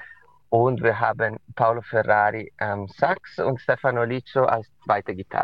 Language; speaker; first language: German; non-native, local second language; Italian